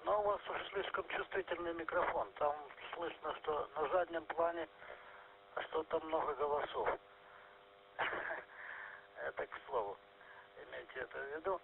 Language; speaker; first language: Russian; native; Russian